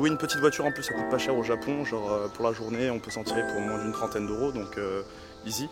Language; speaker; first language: French; native; French